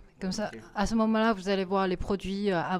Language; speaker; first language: French; non-native, fluent; Chinese